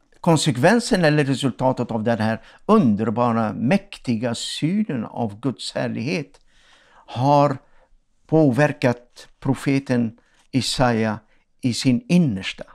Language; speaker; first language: Swedish; non-native, fluent; Arabic